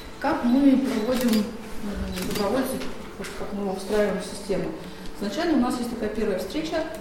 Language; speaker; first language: Russian; native; Russian